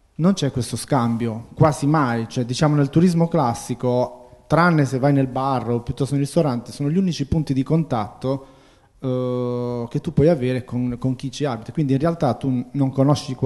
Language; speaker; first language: Italian; native; Italian